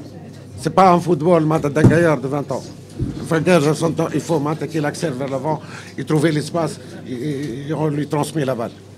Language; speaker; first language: French; non-native, local second language; Arabic